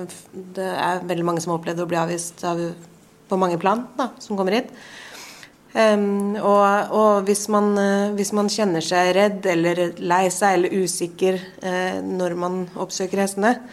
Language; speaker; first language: Norwegian; native; Norwegian